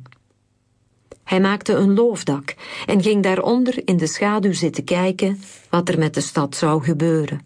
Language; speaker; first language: Dutch; native; Dutch